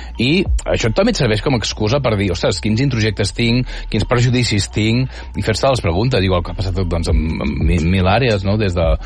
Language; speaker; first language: Catalan; native; Catalan